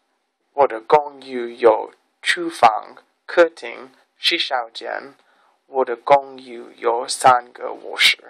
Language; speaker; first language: Chinese; non-native, learner; English